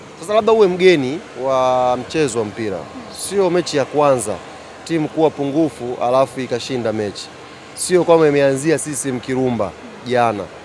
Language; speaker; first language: Swahili; native; Swahili